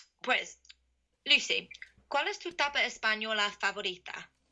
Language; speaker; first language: Spanish; non-native, learner; English